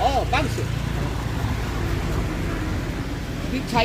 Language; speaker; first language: English; non-native, learner; Thai